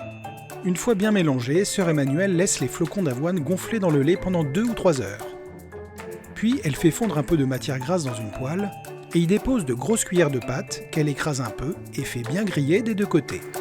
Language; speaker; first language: French; native; French